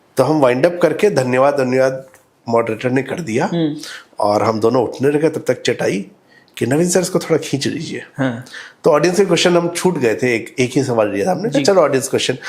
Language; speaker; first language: Hindi; native; Hindi